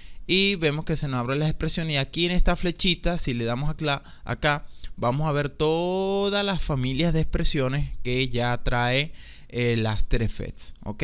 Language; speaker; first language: Spanish; native; Spanish